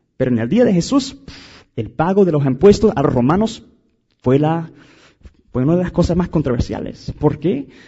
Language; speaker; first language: Spanish; non-native, fluent; English